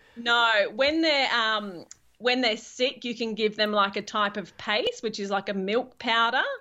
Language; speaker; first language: English; native; English